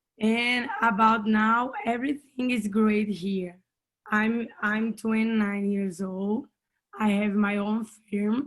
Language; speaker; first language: English; non-native, learner; Portuguese